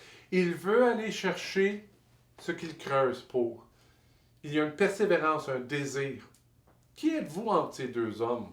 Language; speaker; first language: French; native; French